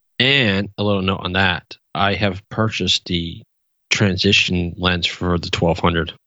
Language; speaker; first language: English; native; English